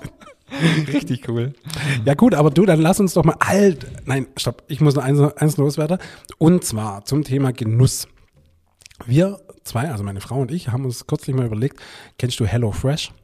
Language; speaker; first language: German; native; German